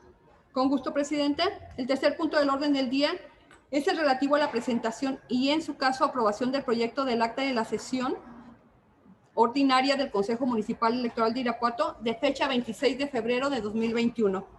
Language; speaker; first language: Spanish; native; Spanish